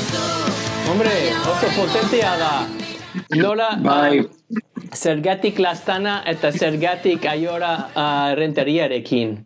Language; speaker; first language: Basque; non-native, learner; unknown